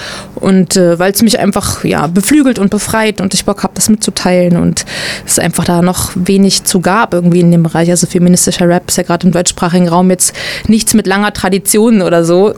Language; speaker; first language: German; native; German